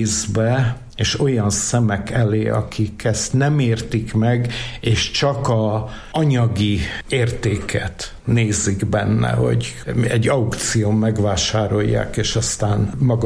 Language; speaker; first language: Hungarian; native; Hungarian